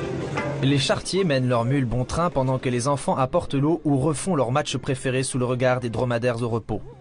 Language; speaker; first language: French; native; French